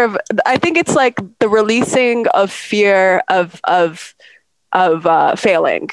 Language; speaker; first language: English; native; English